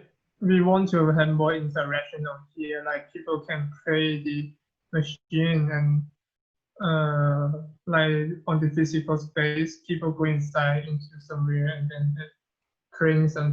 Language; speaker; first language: English; non-native, fluent; Chinese